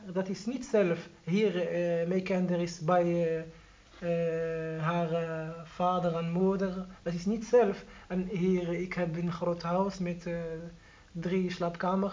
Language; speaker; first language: Dutch; non-native, learner; Arabic